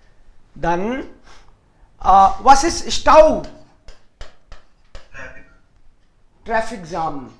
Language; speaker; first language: German; non-native, fluent; Hindi